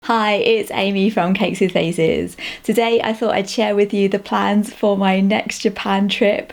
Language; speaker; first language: English; native; English